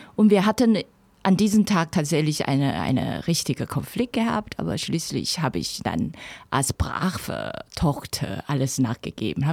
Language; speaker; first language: German; non-native, fluent; Chinese